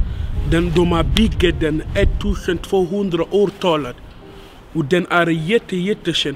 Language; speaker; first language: Swedish; non-native, fluent; Arabic